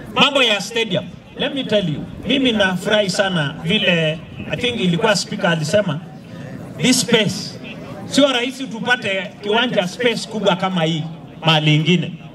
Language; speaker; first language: Swahili; non-native, local second language; Masai